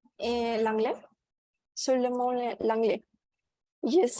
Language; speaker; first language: French; non-native, learner; Spanish